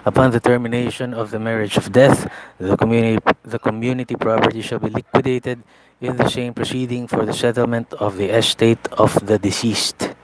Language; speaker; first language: English; non-native, local second language; Filipino